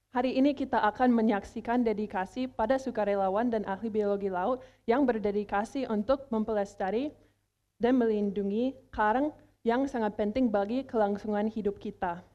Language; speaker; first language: Indonesian; non-native, fluent; English